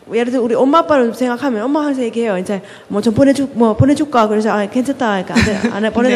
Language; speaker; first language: Korean; non-native, fluent; Finnish